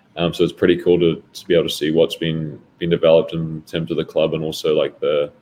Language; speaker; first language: English; native; English